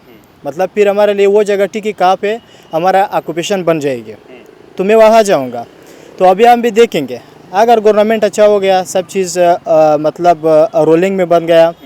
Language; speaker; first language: Hindi; non-native, learner; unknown